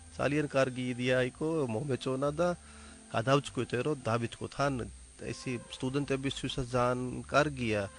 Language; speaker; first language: Georgian; non-native, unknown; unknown